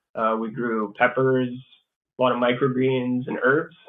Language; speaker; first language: English; native; English